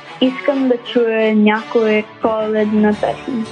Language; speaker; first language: Bulgarian; early bilingual, heritage; Bulgarian